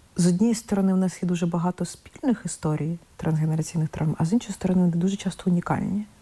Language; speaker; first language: Ukrainian; non-native, local second language; Russian